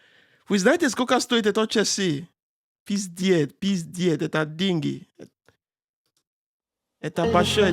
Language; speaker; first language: Russian; non-native, learner; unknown